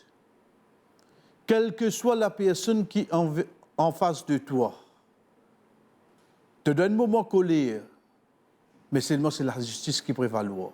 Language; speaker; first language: French; non-native, local second language; Morisyen